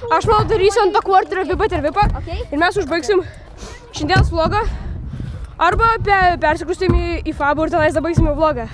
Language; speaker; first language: Lithuanian; native; Lithuanian